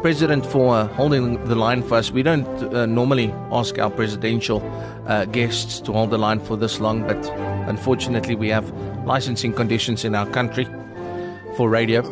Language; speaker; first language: English; non-native, local second language; Afrikaans